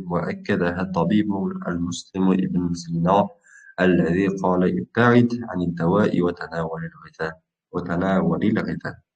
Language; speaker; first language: Arabic; non-native, fluent; Uzbek